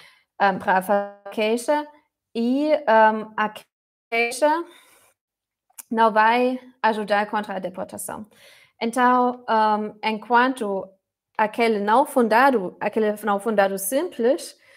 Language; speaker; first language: Portuguese; non-native, fluent; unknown